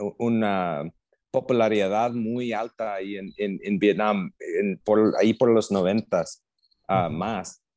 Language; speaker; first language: Spanish; non-native, fluent; English